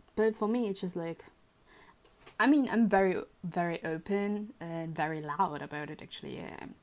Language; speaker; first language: English; early bilingual, other home language; German